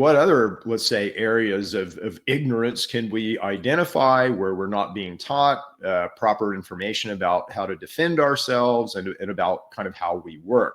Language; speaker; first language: English; native; English